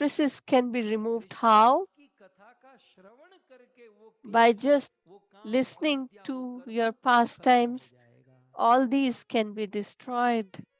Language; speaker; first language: English; non-native, local second language; Hindi